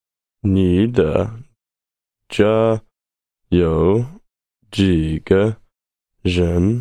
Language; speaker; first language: Chinese; non-native, learner; English